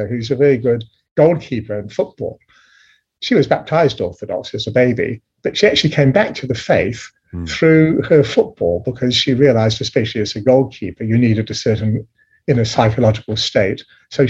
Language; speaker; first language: English; native; English